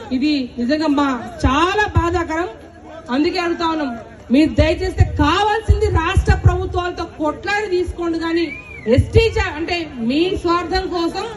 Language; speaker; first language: Telugu; non-native, local second language; Lambadi